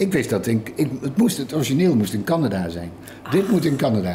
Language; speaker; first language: Dutch; native; Dutch